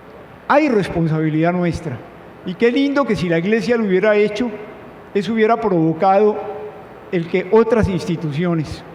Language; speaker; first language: Spanish; native; Spanish